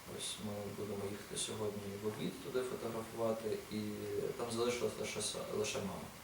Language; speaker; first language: Ukrainian; native; Ukrainian